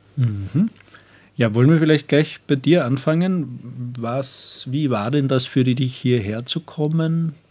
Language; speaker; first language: German; native; German